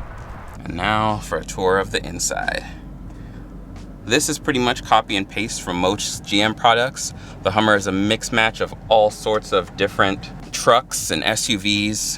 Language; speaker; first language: English; native; English